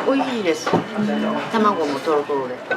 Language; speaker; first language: Japanese; native; Japanese